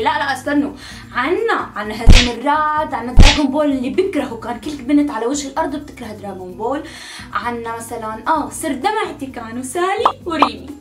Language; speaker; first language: Arabic; native; Arabic